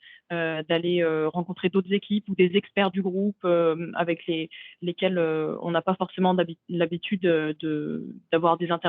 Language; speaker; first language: French; native; French